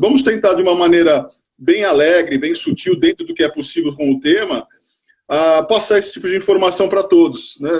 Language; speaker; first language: Portuguese; native; Portuguese